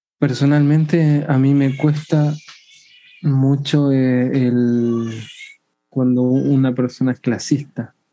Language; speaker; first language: Spanish; native; Spanish